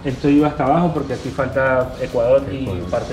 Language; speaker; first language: Spanish; native; Spanish